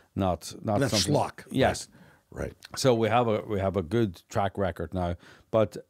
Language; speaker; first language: English; native; English